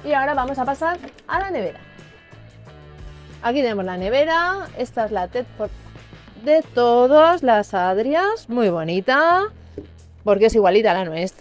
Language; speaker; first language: Spanish; native; Spanish